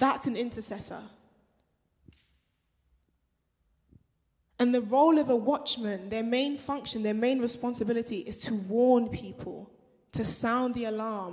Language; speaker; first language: English; native; English